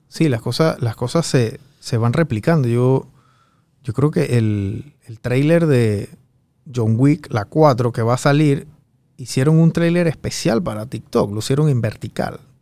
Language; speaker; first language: Spanish; native; Spanish